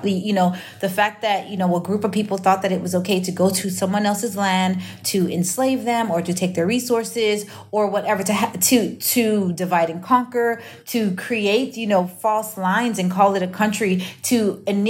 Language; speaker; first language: English; native; English